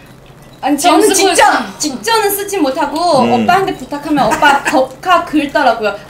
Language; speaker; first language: Korean; non-native, fluent; Chinese